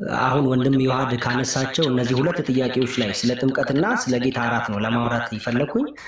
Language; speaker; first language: Amharic; non-native, local second language; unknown